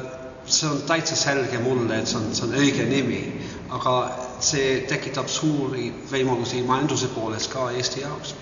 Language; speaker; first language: Estonian; early bilingual, heritage; English